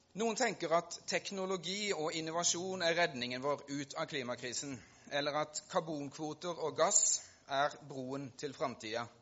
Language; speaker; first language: Norwegian; native; Norwegian